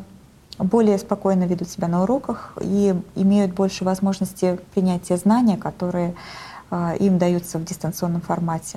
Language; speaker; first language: Russian; native; Russian